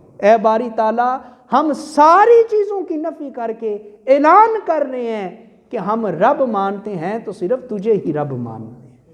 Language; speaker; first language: Urdu; non-native, local second language; Punjabi